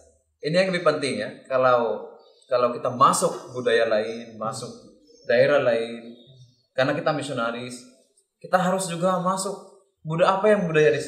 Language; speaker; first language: Indonesian; non-native, learner; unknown